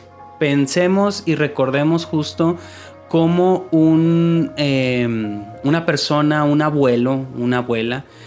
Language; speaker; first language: Spanish; native; Spanish